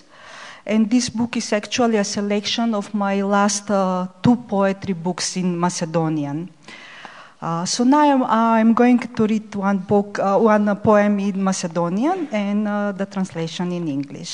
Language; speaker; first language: English; non-native, fluent; Macedonian